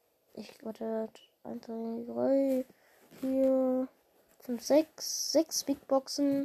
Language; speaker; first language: German; native; German